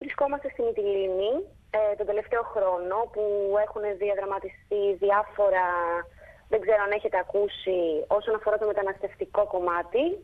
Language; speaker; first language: Greek; native; Greek